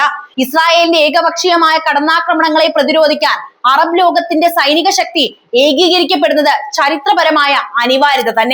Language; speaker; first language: Malayalam; native; Malayalam